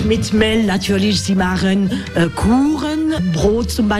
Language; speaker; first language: German; non-native, learner; French